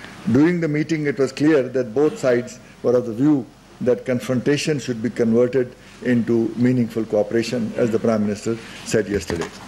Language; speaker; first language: English; non-native, local second language; Urdu